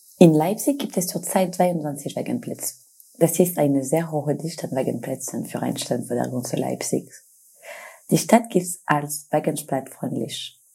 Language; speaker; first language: German; non-native, fluent; French